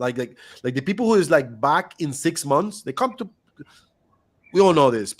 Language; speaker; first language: English; non-native, fluent; Spanish